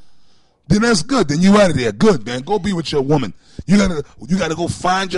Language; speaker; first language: English; native; English